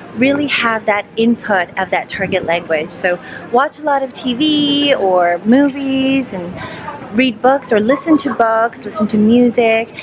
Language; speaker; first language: English; native; English